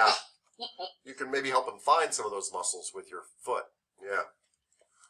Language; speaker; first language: English; native; English